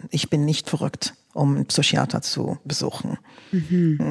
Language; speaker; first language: German; non-native, fluent; Arabic